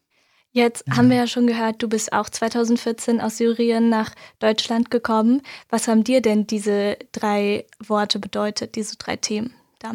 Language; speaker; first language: German; native; German